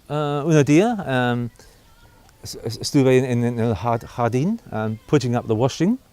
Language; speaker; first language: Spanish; non-native, learner; English